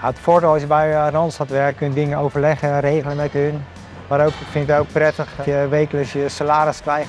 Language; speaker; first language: Dutch; native; Dutch